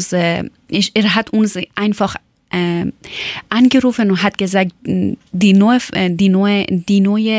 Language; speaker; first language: German; non-native, learner; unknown